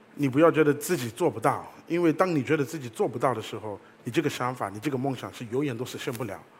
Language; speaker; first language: Chinese; non-native, fluent; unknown